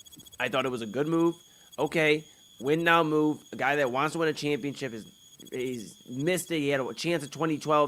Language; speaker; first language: English; native; English